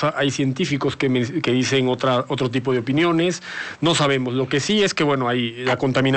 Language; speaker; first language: Spanish; native; Spanish